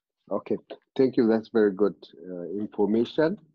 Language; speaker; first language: English; non-native, fluent; Amharic